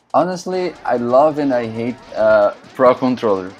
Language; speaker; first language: English; non-native, learner; Portuguese